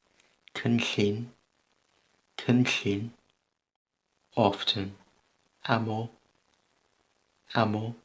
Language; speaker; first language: Welsh; non-native, learner; English